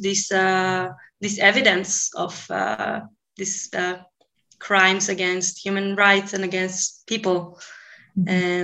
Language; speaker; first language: English; non-native, fluent; Hebrew